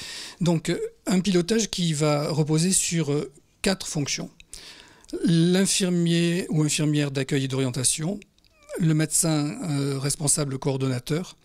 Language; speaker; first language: French; native; French